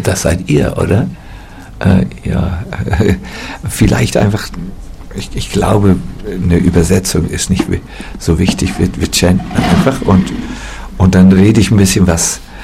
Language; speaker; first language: German; native; German